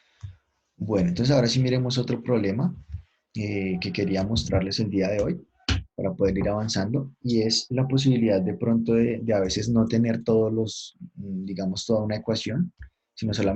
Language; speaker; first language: Spanish; native; Spanish